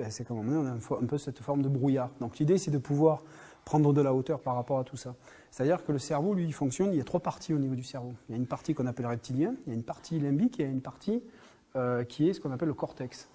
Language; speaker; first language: French; native; French